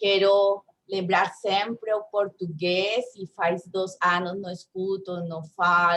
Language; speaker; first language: Portuguese; non-native, learner; Spanish